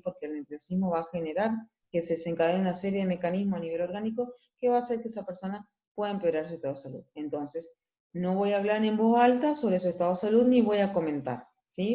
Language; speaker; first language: Spanish; native; Spanish